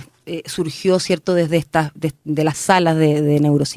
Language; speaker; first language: Spanish; native; Spanish